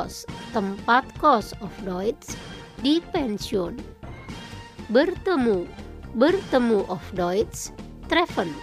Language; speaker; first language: German; non-native, fluent; Indonesian